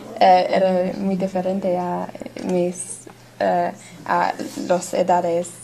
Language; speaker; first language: Spanish; non-native, learner; English